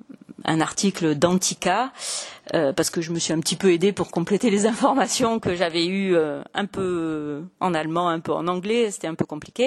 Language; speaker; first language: French; native; French